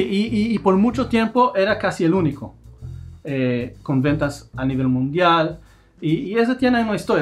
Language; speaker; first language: Spanish; non-native, fluent; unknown